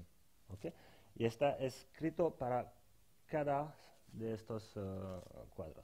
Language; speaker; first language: Spanish; non-native, fluent; French